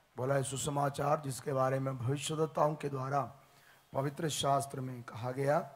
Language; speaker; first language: Hindi; native; Hindi